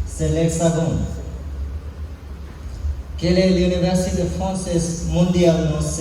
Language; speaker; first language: French; non-native, learner; Sinhala